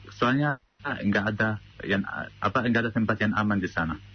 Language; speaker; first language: Indonesian; non-native, fluent; Arabic